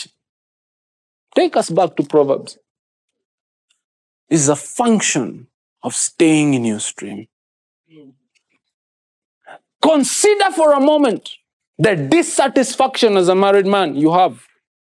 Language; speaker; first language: English; non-native, local second language; Kikuyu